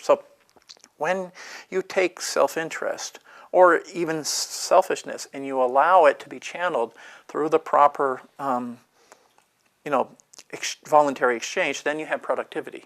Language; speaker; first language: English; native; English